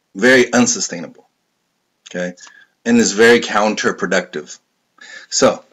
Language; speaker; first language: English; native; English